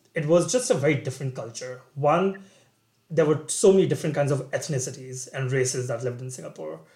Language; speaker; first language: English; non-native, local second language; Bangla